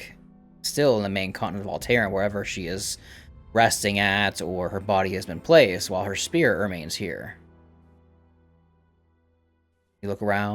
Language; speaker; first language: English; native; English